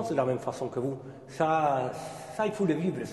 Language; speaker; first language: French; non-native, fluent; Spanish